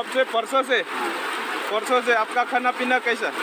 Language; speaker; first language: Hindi; non-native, local second language; Khasi